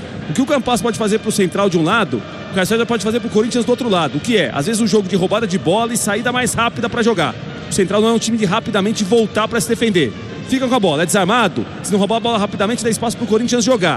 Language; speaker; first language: Portuguese; native; Portuguese